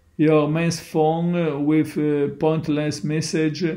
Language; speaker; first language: English; non-native, learner; Italian